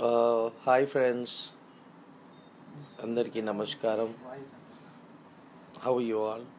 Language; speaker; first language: Telugu; non-native, local second language; Urdu